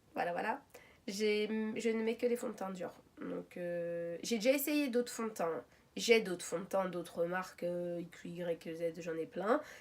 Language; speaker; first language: French; early bilingual, other home language; Arabic